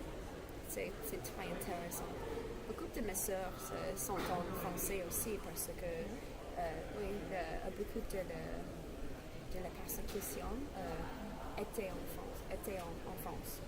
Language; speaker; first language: French; non-native, learner; English